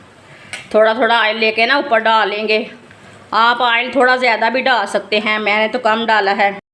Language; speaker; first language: Hindi; native; Hindi